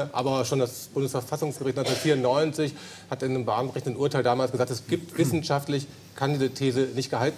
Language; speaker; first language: German; native; German